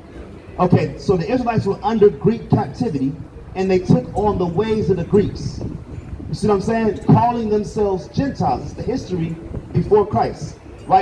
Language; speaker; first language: English; native; English